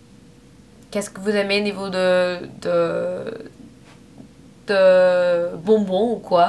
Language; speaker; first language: French; non-native, learner; English